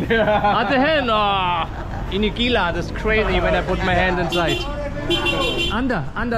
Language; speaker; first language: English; non-native, learner; Indonesian